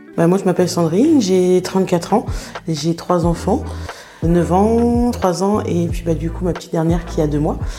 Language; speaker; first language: French; native; French